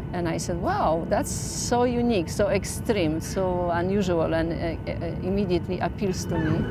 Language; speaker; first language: English; non-native, fluent; Polish